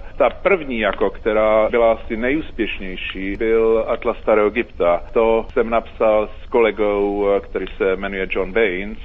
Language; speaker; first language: Czech; native; Czech